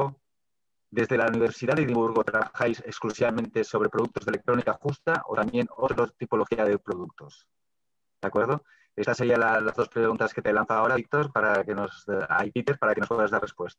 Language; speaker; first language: Spanish; native; Spanish